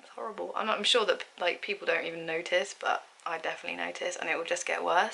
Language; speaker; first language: English; native; English